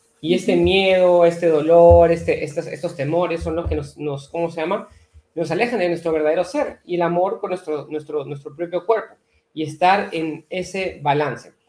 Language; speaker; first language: Spanish; native; Spanish